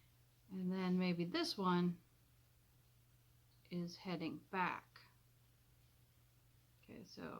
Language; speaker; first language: English; native; English